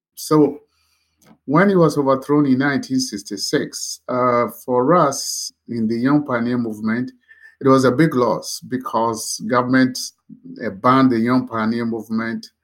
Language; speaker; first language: English; non-native, local second language; Akan